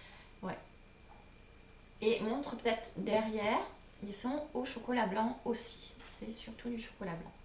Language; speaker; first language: French; native; French